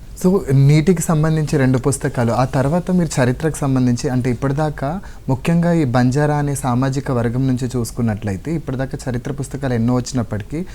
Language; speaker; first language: Telugu; native; Telugu